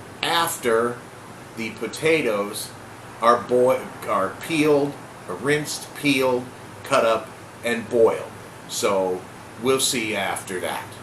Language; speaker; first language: English; native; English